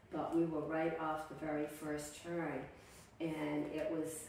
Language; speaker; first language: English; native; English